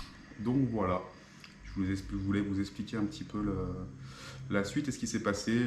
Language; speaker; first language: French; native; French